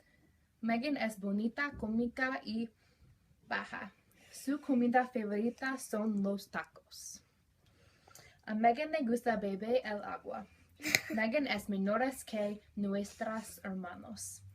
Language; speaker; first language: Spanish; non-native, learner; English